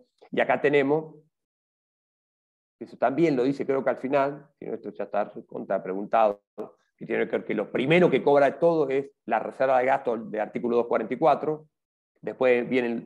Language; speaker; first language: Spanish; native; Spanish